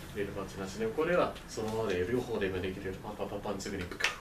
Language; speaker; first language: Japanese; non-native, learner; English